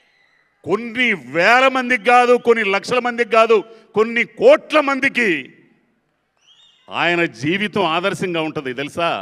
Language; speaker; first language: Telugu; native; Telugu